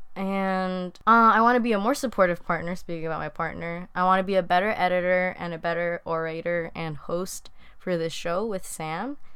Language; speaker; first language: English; early bilingual, other home language; Spanish